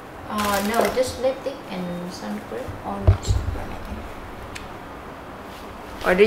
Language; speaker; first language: English; non-native, learner; Vietnamese